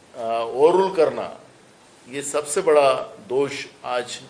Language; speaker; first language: Hindi; non-native, local second language; Marathi